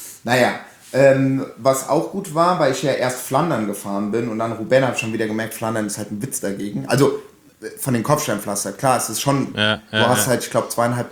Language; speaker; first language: German; native; German